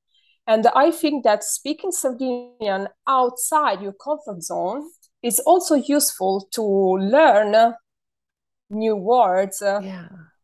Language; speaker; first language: English; non-native, fluent; Italian